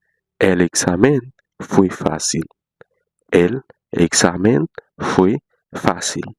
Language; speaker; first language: Spanish; non-native, fluent; Haitian Creole